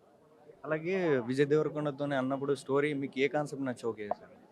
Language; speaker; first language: Telugu; native; Telugu